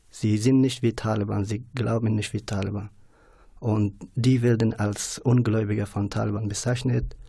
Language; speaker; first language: German; non-native, fluent; Persian